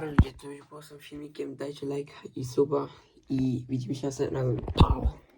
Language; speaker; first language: Polish; early bilingual, heritage; Polish